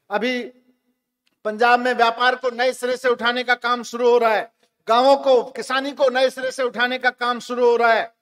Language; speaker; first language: Hindi; native; Hindi